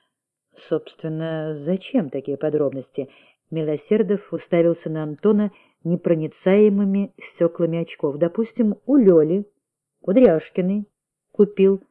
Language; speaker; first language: Russian; native; Russian